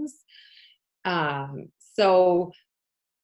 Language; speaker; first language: English; early bilingual, other home language; Polish